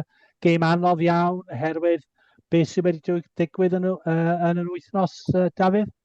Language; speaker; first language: Welsh; native; Welsh